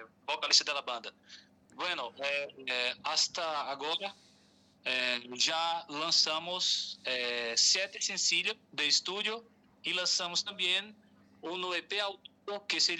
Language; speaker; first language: Spanish; non-native, learner; Portuguese